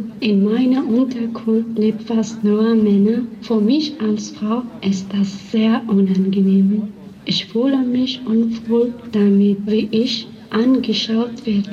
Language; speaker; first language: German; non-native, learner; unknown